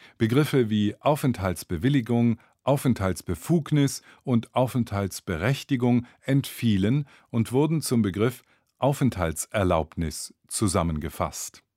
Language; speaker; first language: German; native; German